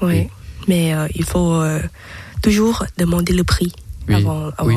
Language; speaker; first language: French; non-native, learner; Thai